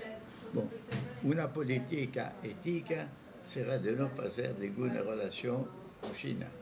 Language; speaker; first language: Spanish; non-native, fluent; French